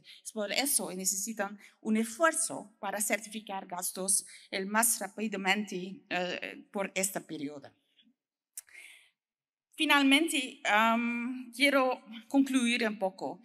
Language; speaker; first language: Spanish; non-native, learner; French